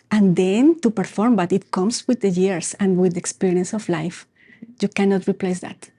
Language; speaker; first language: English; non-native, fluent; Spanish